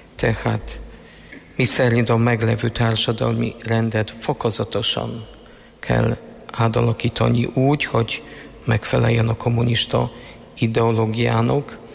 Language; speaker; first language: Hungarian; non-native, fluent; Polish